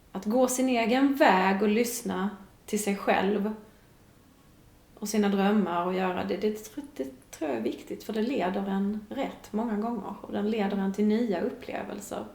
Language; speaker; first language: Swedish; native; Swedish